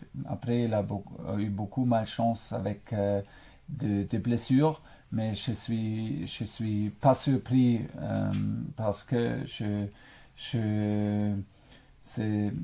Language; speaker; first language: French; non-native, fluent; German